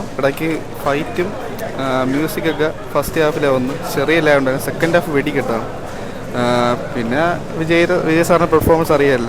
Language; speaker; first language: Malayalam; native; Malayalam